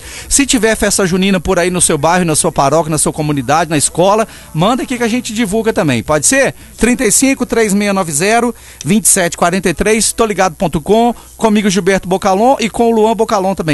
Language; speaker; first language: Portuguese; native; Portuguese